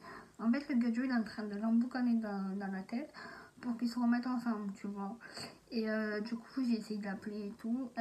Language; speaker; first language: French; native; French